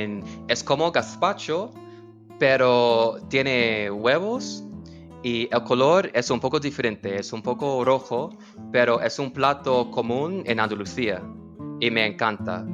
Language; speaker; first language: Spanish; non-native, fluent; English